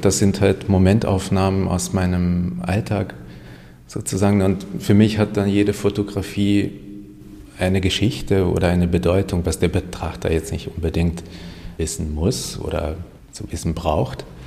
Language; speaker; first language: German; non-native, fluent; Hungarian